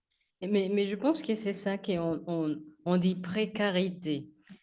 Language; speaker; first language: French; non-native, learner; Spanish